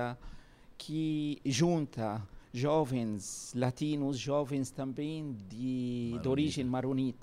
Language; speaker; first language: Portuguese; non-native, fluent; Arabic